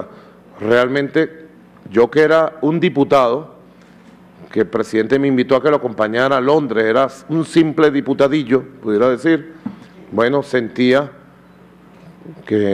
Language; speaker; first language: Spanish; native; Spanish